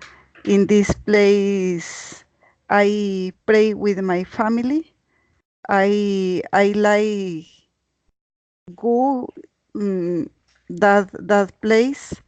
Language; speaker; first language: English; non-native, learner; Spanish